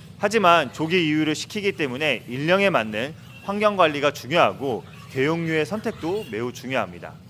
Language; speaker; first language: Korean; native; Korean